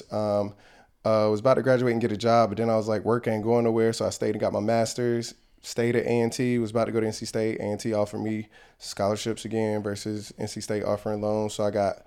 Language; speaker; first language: English; native; English